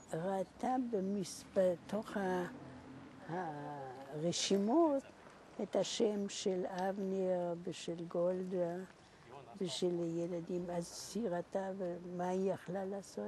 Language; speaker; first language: Hebrew; non-native, fluent; German